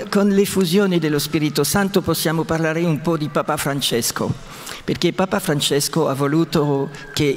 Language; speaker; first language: Italian; non-native, fluent; French